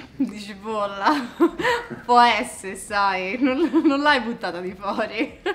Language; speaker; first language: Italian; native; Italian